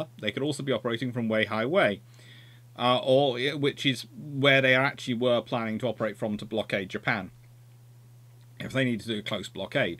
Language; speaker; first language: English; native; English